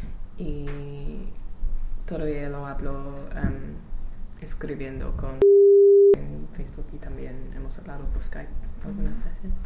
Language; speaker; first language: Spanish; non-native, learner; English